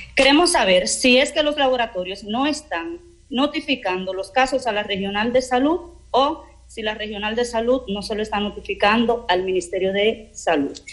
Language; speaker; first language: Spanish; native; Spanish